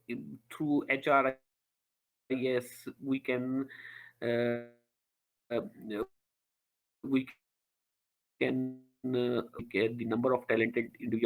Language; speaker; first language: English; non-native, local second language; Urdu